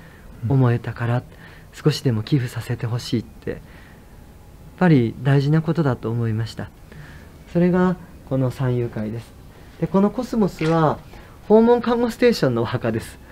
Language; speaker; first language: Japanese; native; Japanese